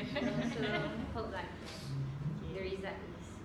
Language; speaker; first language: English; non-native, local second language; Malay